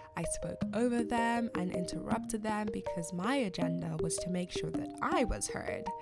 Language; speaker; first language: English; non-native, local second language; Shona